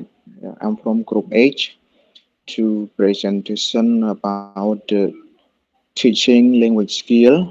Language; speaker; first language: English; non-native, learner; Khmer